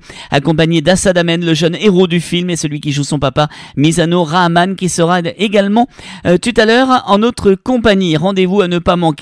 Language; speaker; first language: French; native; French